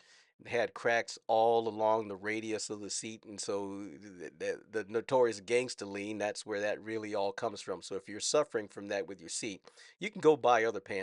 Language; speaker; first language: English; native; English